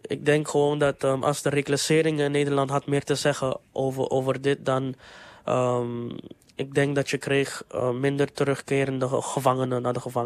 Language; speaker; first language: Dutch; non-native, local second language; English